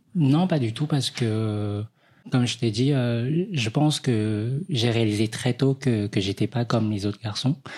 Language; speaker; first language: French; early bilingual, other home language; Vietnamese